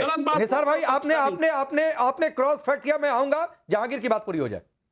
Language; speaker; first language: Hindi; native; Hindi